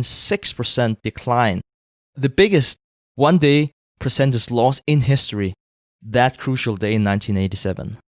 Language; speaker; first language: English; non-native, fluent; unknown